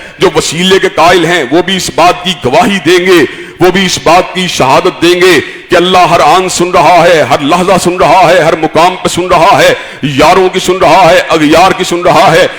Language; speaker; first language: Urdu; non-native, local second language; Punjabi